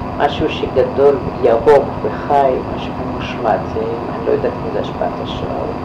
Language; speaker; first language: Hebrew; non-native, fluent; Yiddish